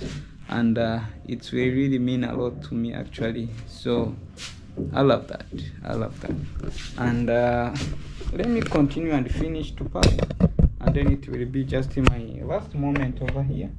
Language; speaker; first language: English; non-native, fluent; Rundi